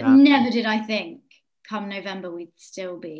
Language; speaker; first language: English; native; English